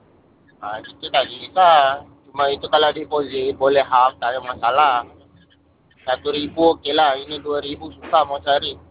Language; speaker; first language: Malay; non-native, local second language; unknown